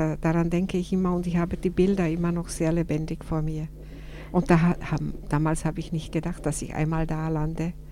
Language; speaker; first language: German; non-native, fluent; Slovak